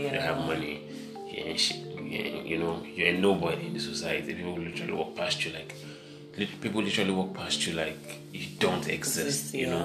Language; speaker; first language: English; non-native, local second language; Yoruba